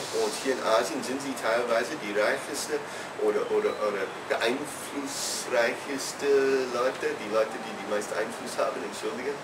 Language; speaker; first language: German; non-native, fluent; English